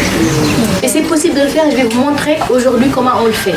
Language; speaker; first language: French; non-native, local second language; Wolof